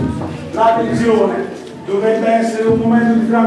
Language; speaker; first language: Italian; native; Italian